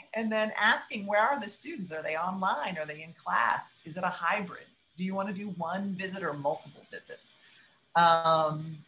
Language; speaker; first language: English; native; English